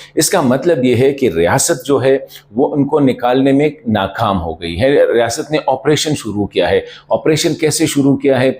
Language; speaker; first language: Urdu; non-native, local second language; Pashto